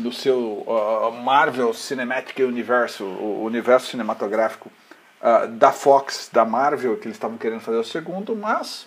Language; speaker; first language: Portuguese; native; Portuguese